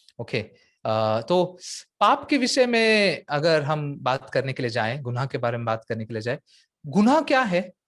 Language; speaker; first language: Hindi; non-native, local second language; Marathi